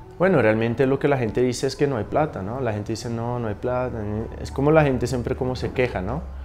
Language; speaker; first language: Spanish; non-native, fluent; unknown